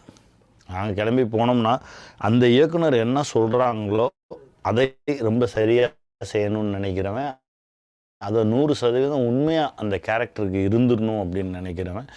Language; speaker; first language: Tamil; native; Tamil